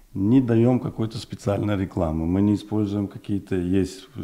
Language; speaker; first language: Russian; non-native, local second language; Uzbek